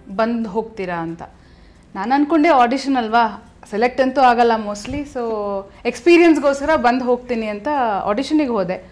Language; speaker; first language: Kannada; non-native, local second language; Kodava